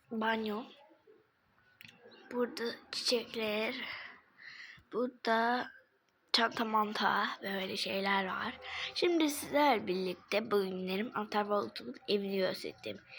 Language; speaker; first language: Turkish; non-native, learner; Azerbaijani